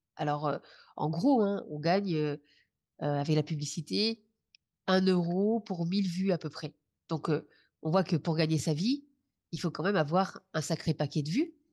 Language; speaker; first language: French; native; French